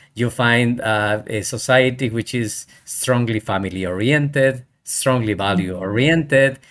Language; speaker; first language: English; non-native, fluent; Spanish